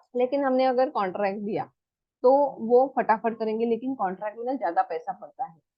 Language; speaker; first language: Hindi; non-native, local second language; Marathi